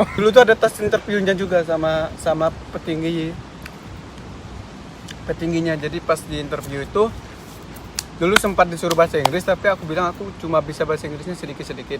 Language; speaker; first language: Indonesian; native; Indonesian